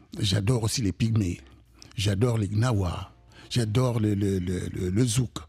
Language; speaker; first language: French; non-native, local second language; Kongo